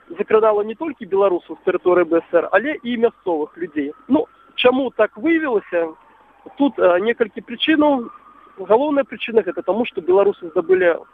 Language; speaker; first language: Belarusian; native; Belarusian